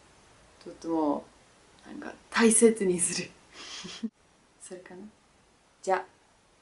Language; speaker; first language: Japanese; non-native, learner; Danish